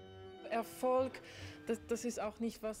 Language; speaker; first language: German; non-native, learner; Dutch